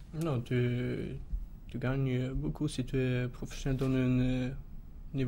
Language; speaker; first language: French; non-native, learner; Swedish